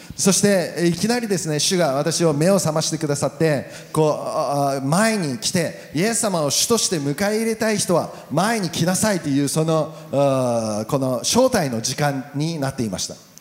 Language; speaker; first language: Japanese; native; Japanese